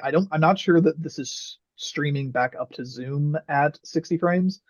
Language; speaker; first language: English; native; English